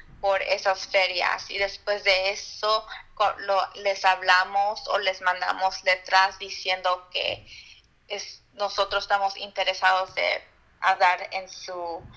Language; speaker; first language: Spanish; early bilingual, heritage; Spanish